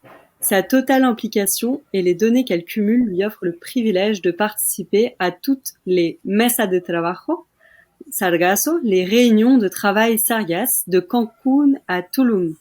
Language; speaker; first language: French; native; French